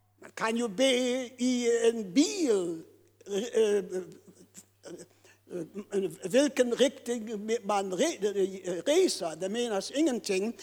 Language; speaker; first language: Swedish; non-native, fluent; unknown